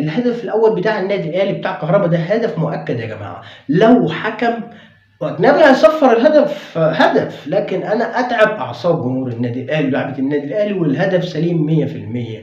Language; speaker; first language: Arabic; native; Arabic